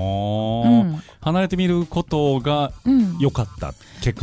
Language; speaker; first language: Japanese; native; Japanese